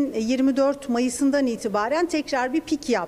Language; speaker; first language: Turkish; native; Turkish